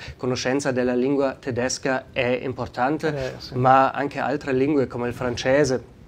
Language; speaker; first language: Italian; non-native, fluent; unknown